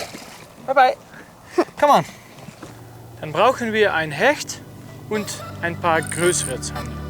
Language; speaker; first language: German; non-native, learner; Dutch